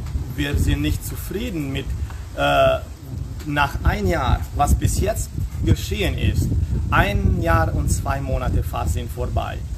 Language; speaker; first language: German; non-native, fluent; Romanian